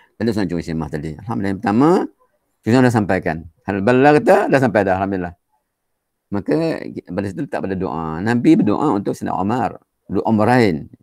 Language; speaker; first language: Malay; native; Malay